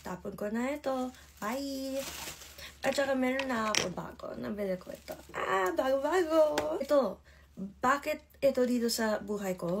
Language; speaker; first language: Filipino; early bilingual, heritage; English